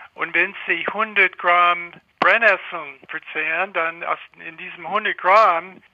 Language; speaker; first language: German; non-native, fluent; English